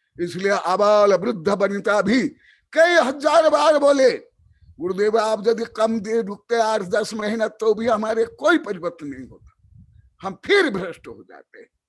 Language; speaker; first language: Hindi; non-native, local second language; Odia